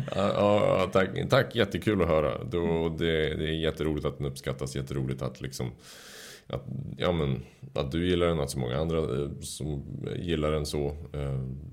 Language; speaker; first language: Swedish; native; Swedish